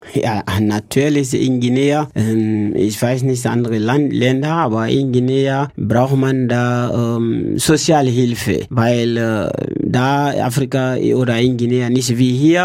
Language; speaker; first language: German; non-native, learner; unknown